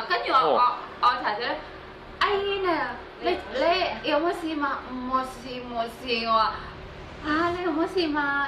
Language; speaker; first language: Chinese; non-native, learner; Indonesian